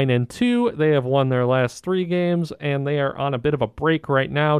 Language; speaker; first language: English; native; English